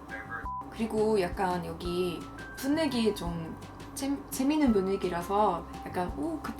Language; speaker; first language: Korean; non-native, fluent; Swedish